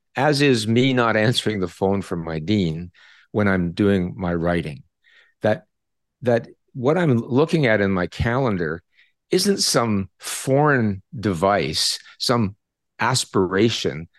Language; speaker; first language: English; native; English